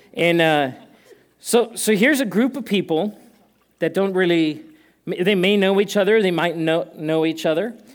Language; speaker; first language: English; native; English